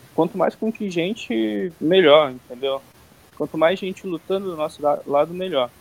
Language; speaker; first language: Portuguese; native; Portuguese